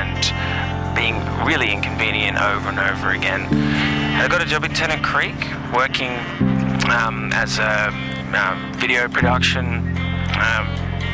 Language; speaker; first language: English; native; English